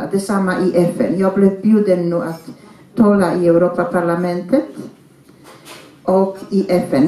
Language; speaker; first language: Swedish; non-native, fluent; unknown